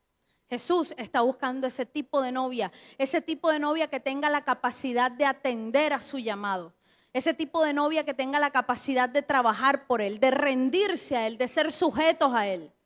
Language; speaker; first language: Spanish; native; Spanish